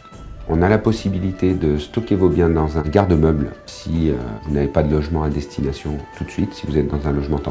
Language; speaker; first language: French; native; French